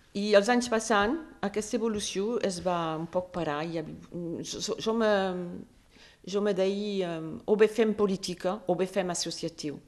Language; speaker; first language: Catalan; non-native, local second language; French